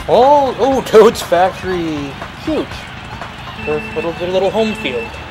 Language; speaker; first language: English; native; English